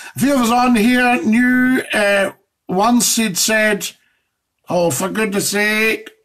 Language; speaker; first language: English; native; English